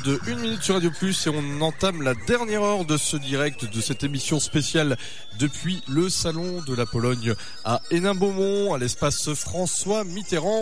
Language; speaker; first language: French; native; French